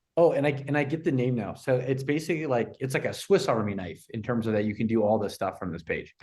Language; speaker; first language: English; native; English